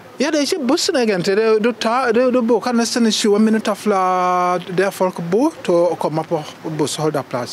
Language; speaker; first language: Norwegian; non-native, fluent; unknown